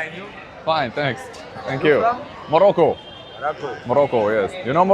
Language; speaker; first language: English; non-native, learner; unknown